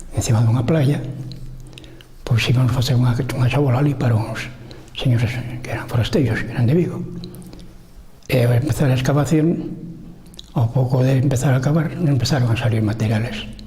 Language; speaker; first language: Galician; native; Galician